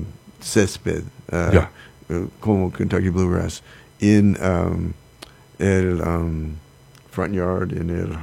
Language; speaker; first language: Spanish; non-native, learner; English